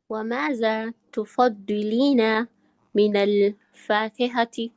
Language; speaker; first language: Arabic; non-native, learner; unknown